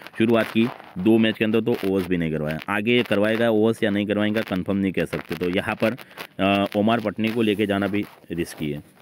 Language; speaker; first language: Hindi; native; Hindi